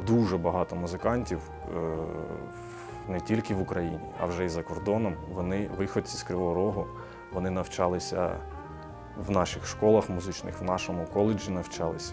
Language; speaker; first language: Ukrainian; native; Ukrainian